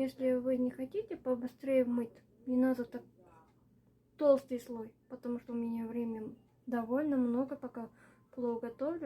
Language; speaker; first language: Russian; non-native, local second language; Uzbek